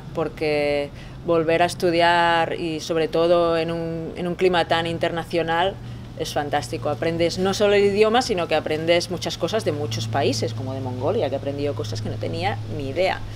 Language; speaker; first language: Spanish; native; Spanish